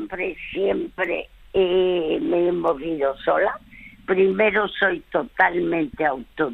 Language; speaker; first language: Spanish; early bilingual, other home language; French